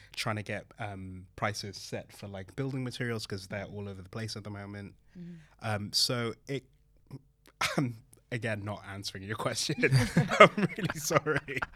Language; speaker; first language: English; early bilingual, other home language; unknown